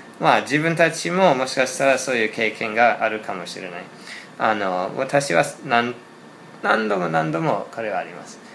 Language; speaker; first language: Japanese; non-native, fluent; English